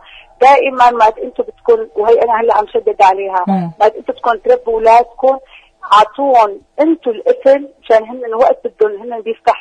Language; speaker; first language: Arabic; native; Arabic